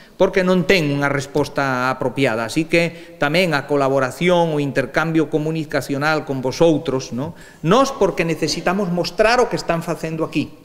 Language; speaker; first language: Galician; early bilingual, heritage; Galician